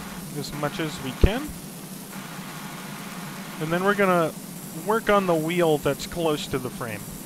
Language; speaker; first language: English; native; English